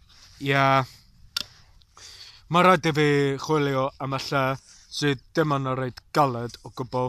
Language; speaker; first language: Welsh; non-native, learner; English